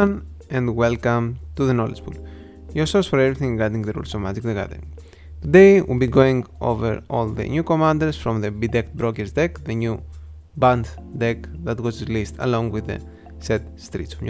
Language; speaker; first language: English; non-native, fluent; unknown